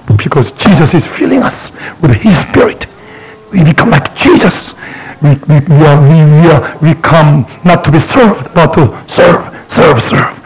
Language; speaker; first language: English; non-native, fluent; Korean